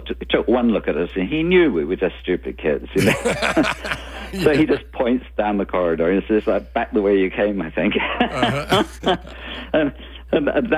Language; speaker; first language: English; native; English